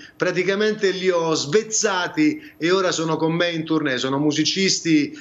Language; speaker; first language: Italian; native; Italian